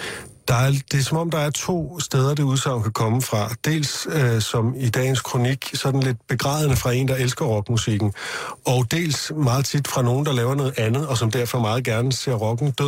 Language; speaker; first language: Danish; native; Danish